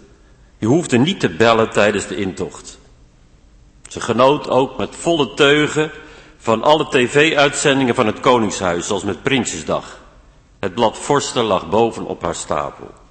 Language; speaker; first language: Dutch; native; Dutch